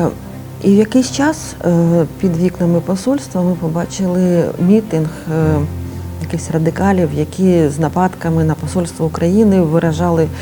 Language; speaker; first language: Ukrainian; native; Ukrainian